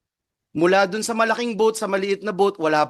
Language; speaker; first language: Filipino; native; Filipino